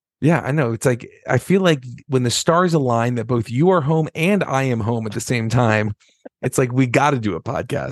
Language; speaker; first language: English; native; English